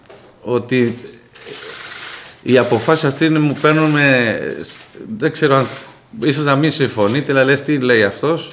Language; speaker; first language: Greek; non-native, fluent; Spanish